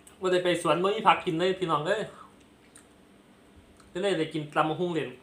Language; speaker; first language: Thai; non-native, local second language; Lao